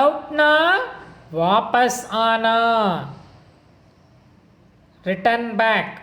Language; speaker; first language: Hindi; non-native, local second language; Kannada